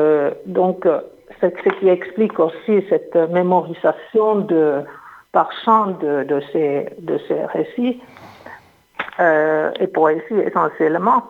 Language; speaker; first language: French; non-native, fluent; Finnish